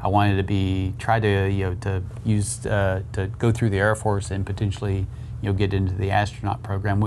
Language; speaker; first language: English; native; English